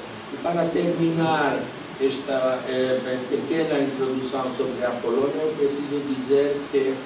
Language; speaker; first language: Portuguese; non-native, fluent; Polish